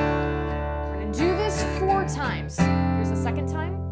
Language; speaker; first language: English; native; English